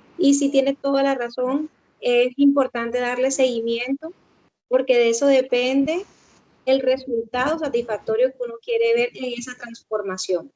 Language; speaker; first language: Spanish; native; Spanish